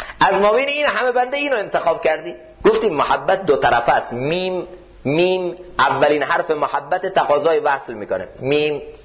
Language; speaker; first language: Persian; native; Persian